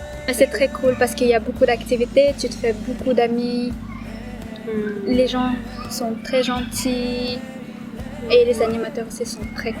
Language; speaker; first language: French; non-native, local second language; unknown